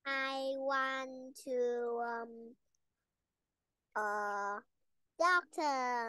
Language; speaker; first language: English; non-native, learner; Vietnamese